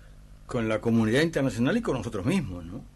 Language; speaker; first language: Spanish; native; Spanish